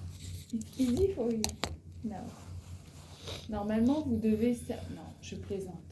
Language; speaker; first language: French; native; French